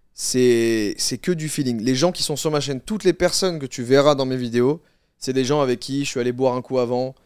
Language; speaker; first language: French; native; French